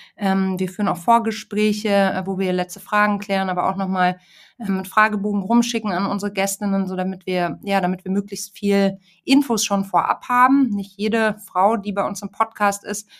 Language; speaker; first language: German; native; German